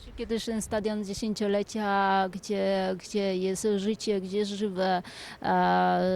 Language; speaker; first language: Polish; non-native, fluent; Vietnamese